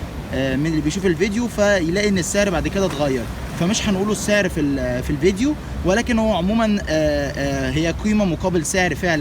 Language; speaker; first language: Arabic; native; Arabic